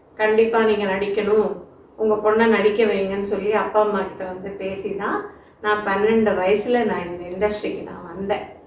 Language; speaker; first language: Tamil; non-native, local second language; Malayalam